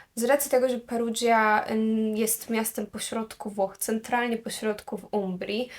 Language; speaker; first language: Polish; native; Polish